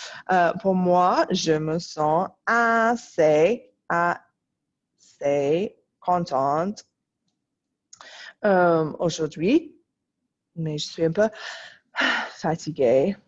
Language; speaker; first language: French; non-native, fluent; English